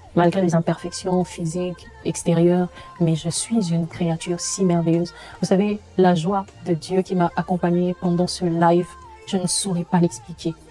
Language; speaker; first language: French; non-native, local second language; Lingala